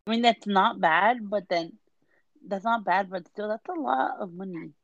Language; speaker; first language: English; early bilingual, other home language; Spanish